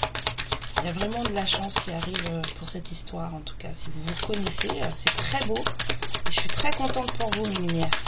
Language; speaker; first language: French; native; French